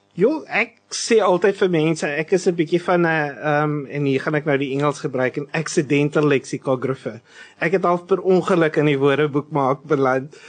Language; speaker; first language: Afrikaans; native; Afrikaans